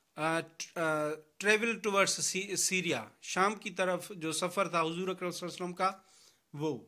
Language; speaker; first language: Urdu; non-native, local second language; Sindhi